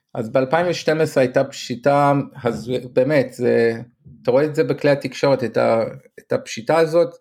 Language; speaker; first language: Hebrew; native; Hebrew